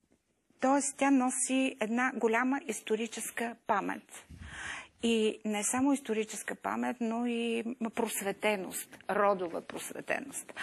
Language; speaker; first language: Bulgarian; native; Bulgarian